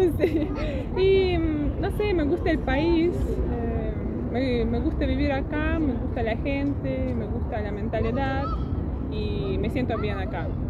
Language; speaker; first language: Spanish; non-native, fluent; Russian